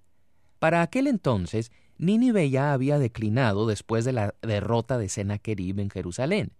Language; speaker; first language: Spanish; native; Spanish